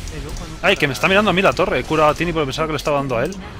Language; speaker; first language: Spanish; native; Spanish